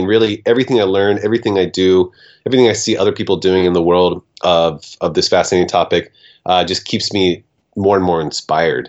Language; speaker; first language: English; native; English